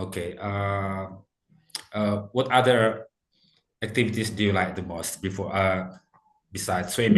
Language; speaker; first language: English; non-native, fluent; Indonesian